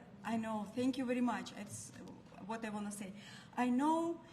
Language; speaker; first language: English; non-native, learner; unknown